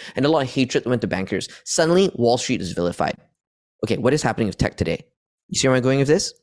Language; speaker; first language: English; non-native, local second language; Chinese